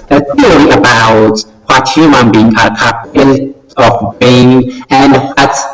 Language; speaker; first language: English; non-native, local second language; Amharic